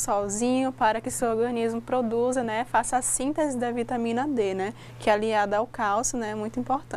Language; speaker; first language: Portuguese; native; Portuguese